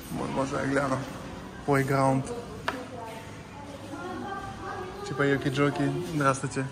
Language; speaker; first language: Russian; native; Russian